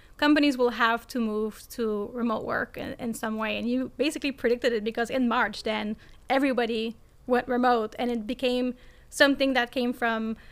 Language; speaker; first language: English; non-native, fluent; French